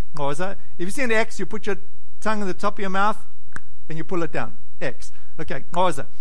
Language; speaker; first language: English; native; English